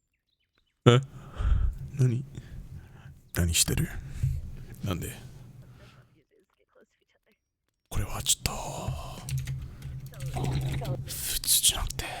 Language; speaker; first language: Japanese; non-native, learner; English